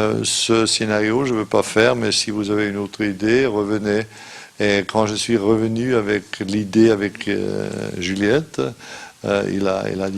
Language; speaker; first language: French; non-native, fluent; German